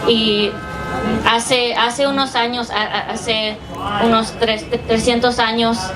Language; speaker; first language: Spanish; early bilingual, heritage; English